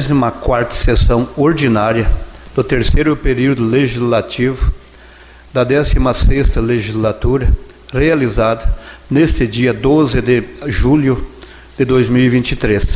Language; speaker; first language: Portuguese; native; Portuguese